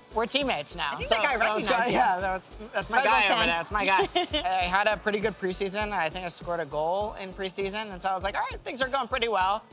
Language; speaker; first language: English; native; English